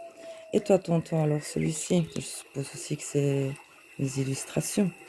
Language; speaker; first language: French; native; French